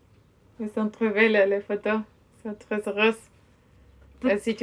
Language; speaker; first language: French; non-native, learner; Spanish